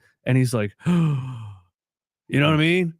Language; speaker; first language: English; native; English